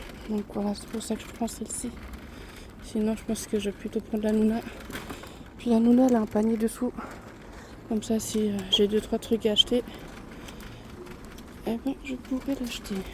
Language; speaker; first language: French; native; French